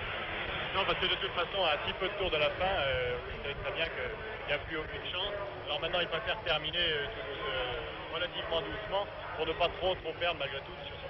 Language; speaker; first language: French; native; French